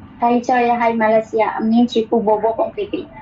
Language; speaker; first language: Cantonese; non-native, learner; Indonesian